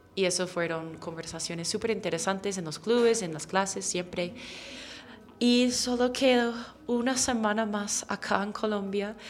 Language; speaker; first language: Spanish; non-native, fluent; English